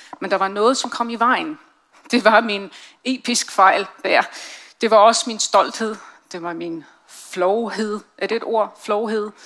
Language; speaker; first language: Danish; non-native, fluent; English